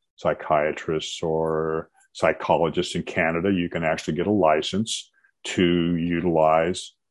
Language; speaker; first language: English; native; English